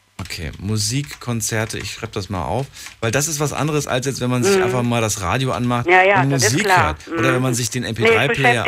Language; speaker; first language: German; native; German